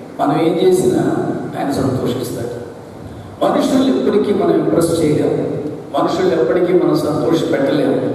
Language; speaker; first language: Telugu; non-native, local second language; Malayalam